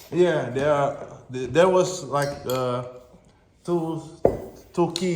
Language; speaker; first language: English; non-native, fluent; Indonesian